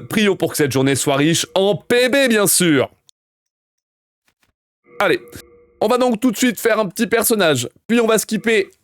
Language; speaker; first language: French; native; French